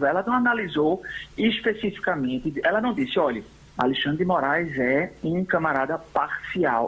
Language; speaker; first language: Portuguese; native; Portuguese